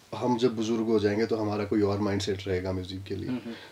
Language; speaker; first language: Hindi; native; Hindi